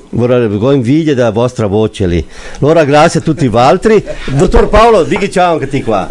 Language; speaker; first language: Italian; early bilingual, heritage; Venetian